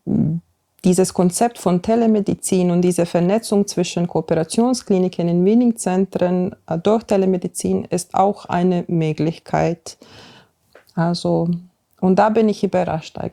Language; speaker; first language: German; non-native, fluent; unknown